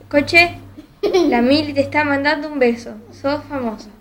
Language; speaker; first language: Spanish; native; Spanish